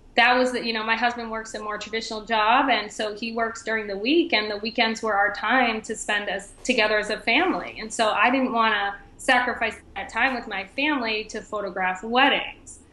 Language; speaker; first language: English; native; English